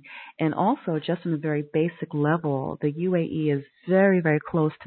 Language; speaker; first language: English; native; English